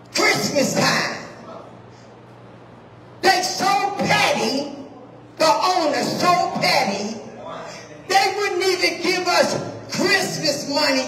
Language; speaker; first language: English; native; English